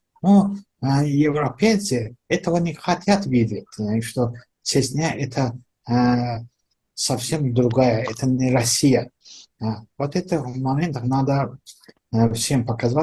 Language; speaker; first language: Russian; non-native, fluent; Azerbaijani